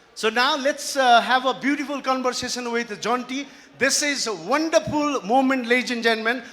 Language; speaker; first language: English; non-native, local second language; Nepali